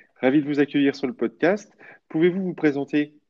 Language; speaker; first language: French; native; French